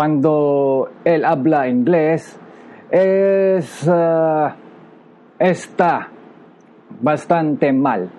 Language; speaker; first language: Spanish; non-native, learner; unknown